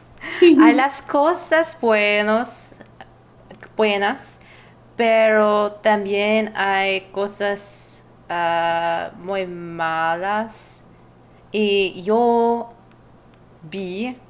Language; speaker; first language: Spanish; non-native, learner; English